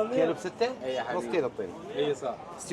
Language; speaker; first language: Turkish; non-native, learner; Arabic